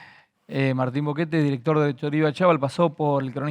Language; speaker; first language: Spanish; native; Spanish